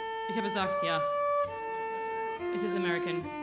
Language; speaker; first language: German; non-native, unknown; English